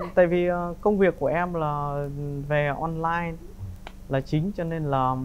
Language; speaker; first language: Vietnamese; early bilingual, heritage; Ukrainian